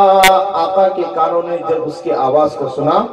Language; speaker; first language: Urdu; native; Urdu